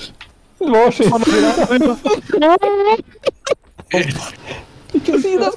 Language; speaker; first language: Swedish; native; Swedish